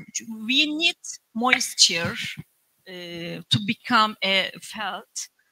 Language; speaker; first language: English; non-native, learner; Turkish